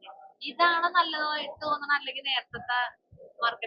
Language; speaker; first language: Malayalam; native; Malayalam